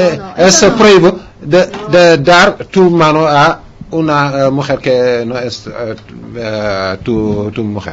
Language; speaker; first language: Spanish; non-native, fluent; Wolof